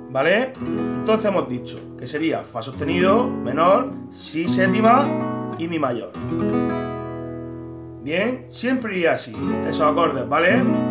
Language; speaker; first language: Spanish; native; Spanish